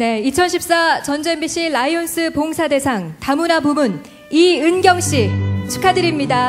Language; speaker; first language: Korean; native; Korean